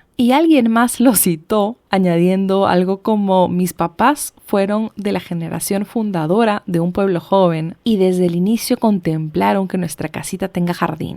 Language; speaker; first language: Spanish; native; Spanish